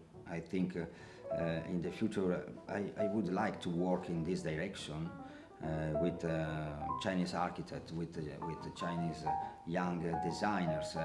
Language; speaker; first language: English; non-native, learner; Italian